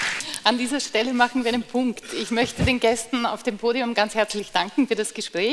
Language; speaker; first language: German; native; German